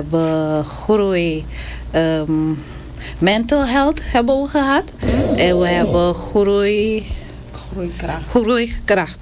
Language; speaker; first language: Dutch; non-native, local second language; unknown